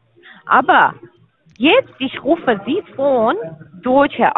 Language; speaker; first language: German; non-native, learner; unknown